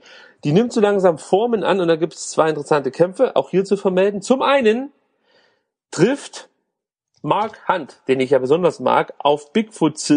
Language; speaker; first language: German; native; German